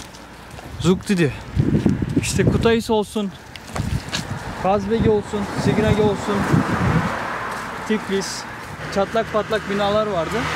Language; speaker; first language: Turkish; native; Turkish